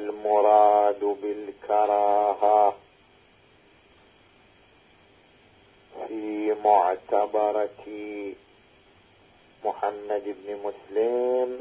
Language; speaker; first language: Arabic; native; Arabic